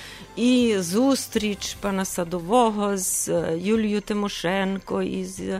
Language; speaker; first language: Ukrainian; early bilingual, heritage; Ukrainian